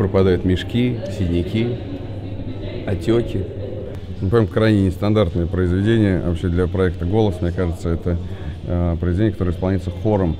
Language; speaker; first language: Russian; native; Russian